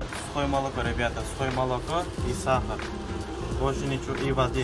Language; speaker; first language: Russian; non-native, learner; Turkmen